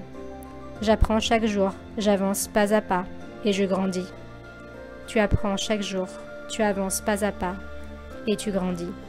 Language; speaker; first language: French; native; French